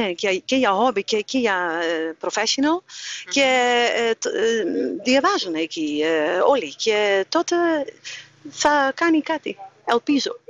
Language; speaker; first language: Greek; non-native, learner; Dutch